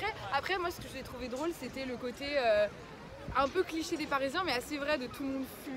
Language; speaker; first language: French; native; French